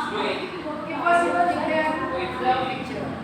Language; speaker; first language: English; non-native, learner; Indonesian